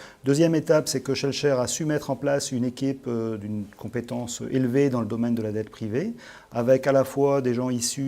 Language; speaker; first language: French; native; French